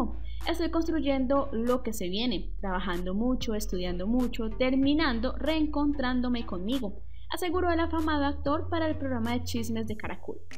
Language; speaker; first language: Spanish; native; Spanish